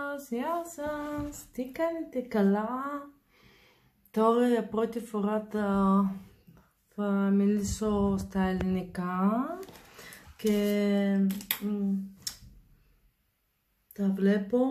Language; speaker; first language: Greek; non-native, learner; Bulgarian